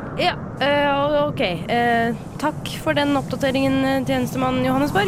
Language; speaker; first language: Norwegian; native; Norwegian